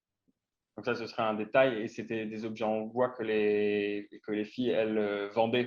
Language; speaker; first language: French; native; French